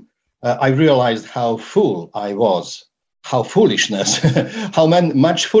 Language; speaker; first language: English; non-native, fluent; Serbian